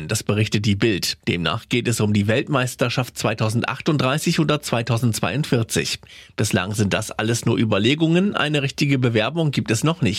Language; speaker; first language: German; native; German